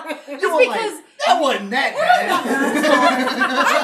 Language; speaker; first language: English; native; English